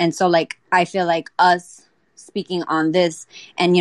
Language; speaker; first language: English; native; English